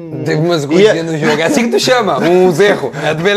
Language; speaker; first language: Portuguese; native; Portuguese